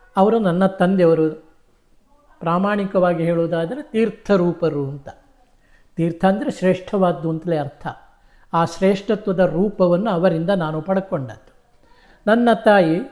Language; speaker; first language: Kannada; native; Kannada